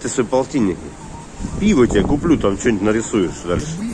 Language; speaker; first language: Russian; native; Russian